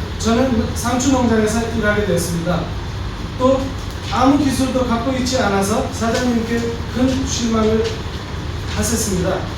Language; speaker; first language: Korean; non-native, fluent; Nepali